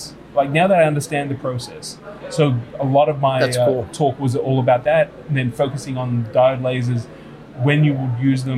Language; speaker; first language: English; native; English